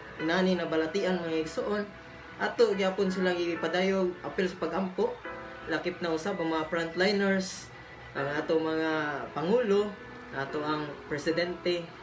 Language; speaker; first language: Cebuano; native; Cebuano